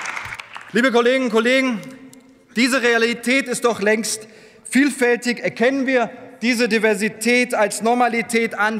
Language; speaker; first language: German; early bilingual, other home language; Turkish